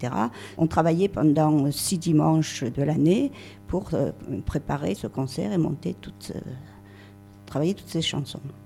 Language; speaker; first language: French; native; French